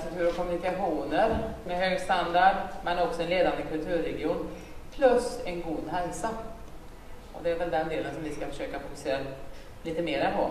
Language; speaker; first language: Swedish; native; Swedish